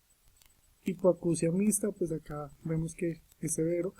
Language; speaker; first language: Spanish; native; Spanish